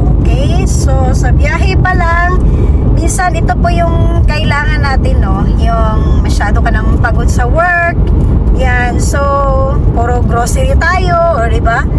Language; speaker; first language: Filipino; non-native, local second language; Cebuano